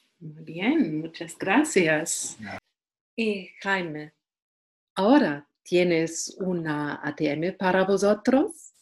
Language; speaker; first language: Spanish; non-native, fluent; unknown